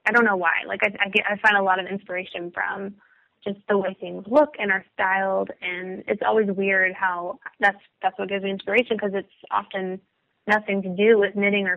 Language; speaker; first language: English; native; English